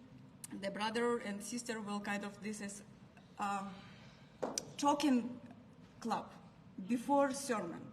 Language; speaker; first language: English; non-native, learner; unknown